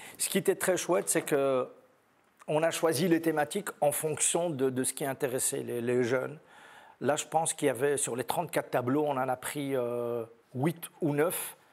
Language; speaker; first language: French; native; French